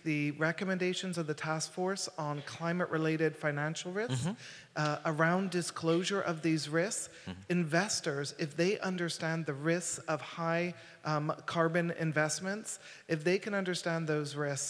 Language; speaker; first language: English; native; English